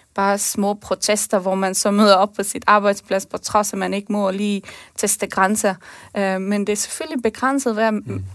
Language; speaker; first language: Danish; early bilingual, other home language; Persian